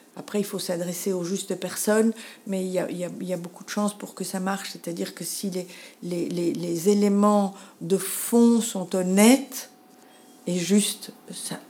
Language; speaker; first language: French; native; French